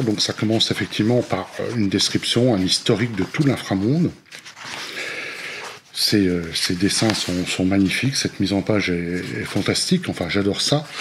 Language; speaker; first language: French; native; French